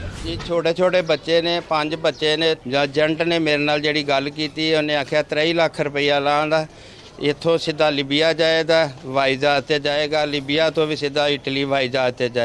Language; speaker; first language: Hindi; non-native, local second language; Punjabi